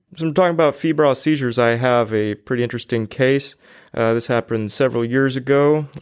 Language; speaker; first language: English; native; English